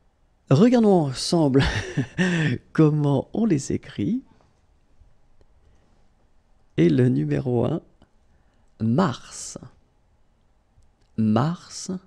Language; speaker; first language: French; native; French